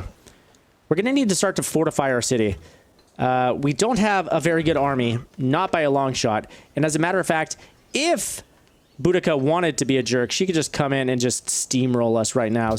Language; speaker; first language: English; native; English